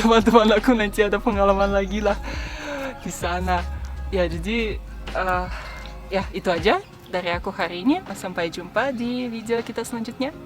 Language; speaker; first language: Indonesian; non-native, fluent; Russian